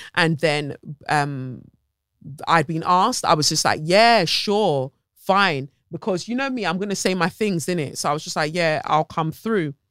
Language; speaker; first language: English; native; English